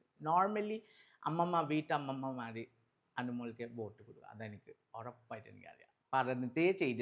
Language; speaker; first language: Malayalam; non-native, local second language; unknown